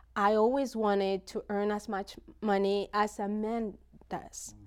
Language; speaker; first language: English; non-native, fluent; Spanish